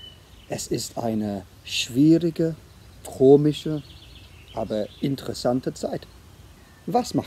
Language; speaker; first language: German; non-native, fluent; English